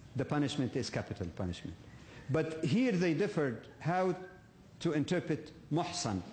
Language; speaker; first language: English; non-native, fluent; Arabic